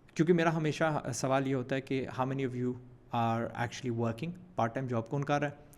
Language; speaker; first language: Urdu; early bilingual, heritage; Urdu